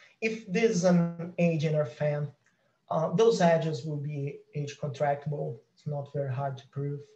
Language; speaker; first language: English; non-native, fluent; Portuguese